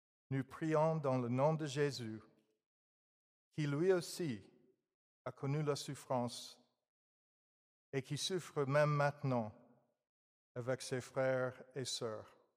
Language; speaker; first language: French; non-native, fluent; English